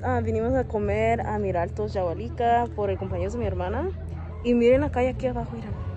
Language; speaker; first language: Spanish; early bilingual, heritage; Spanish